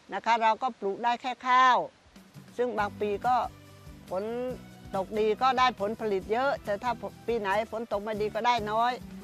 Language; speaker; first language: Thai; non-native, local second language; Khmer